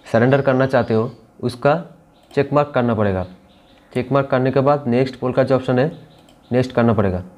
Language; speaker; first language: Hindi; non-native, local second language; Bangla